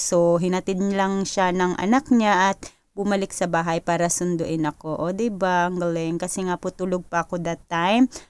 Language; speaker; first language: Filipino; non-native, local second language; Cebuano